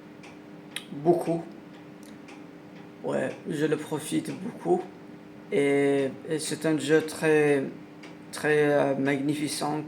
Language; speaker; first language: French; non-native, learner; Arabic